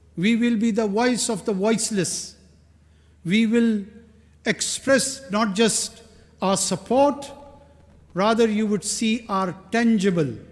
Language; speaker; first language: English; non-native, local second language; Pashto